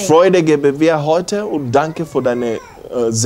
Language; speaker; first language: German; non-native, learner; English